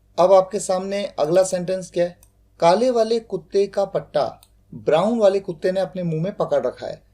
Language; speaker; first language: Hindi; native; Hindi